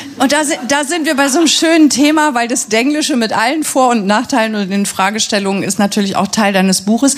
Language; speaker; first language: German; native; German